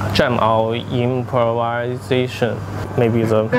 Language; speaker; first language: English; non-native, learner; Chinese